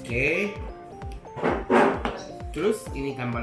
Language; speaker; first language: Indonesian; non-native, fluent; Japanese